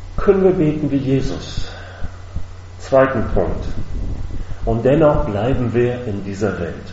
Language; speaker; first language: German; non-native, fluent; English